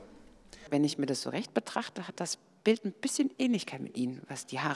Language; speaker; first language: German; native; German